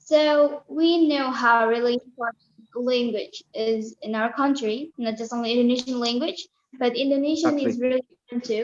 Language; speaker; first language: English; non-native, learner; Indonesian